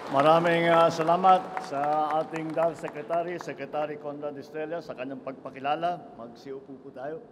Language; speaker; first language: Filipino; native; Filipino